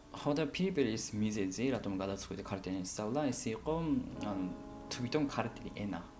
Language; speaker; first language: Georgian; non-native, fluent; Japanese